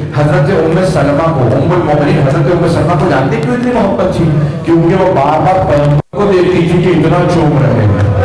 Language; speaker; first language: Urdu; early bilingual, heritage; Urdu